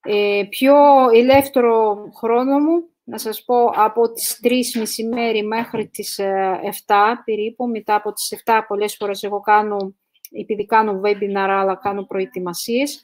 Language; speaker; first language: Greek; non-native, fluent; Russian